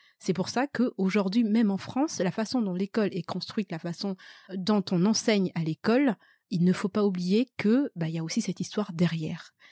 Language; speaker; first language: French; early bilingual, other home language; Malagasy